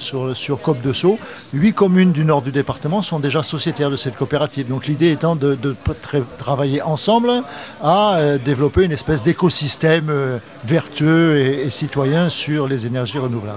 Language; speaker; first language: French; native; French